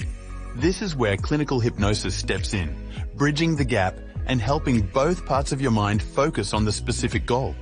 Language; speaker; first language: English; native; English